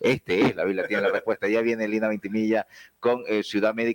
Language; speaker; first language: Spanish; native; Spanish